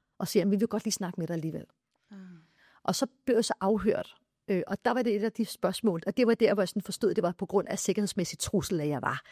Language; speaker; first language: Danish; early bilingual, other home language; Arabic